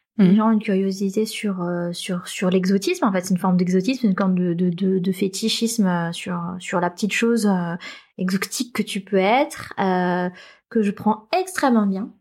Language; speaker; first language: French; native; French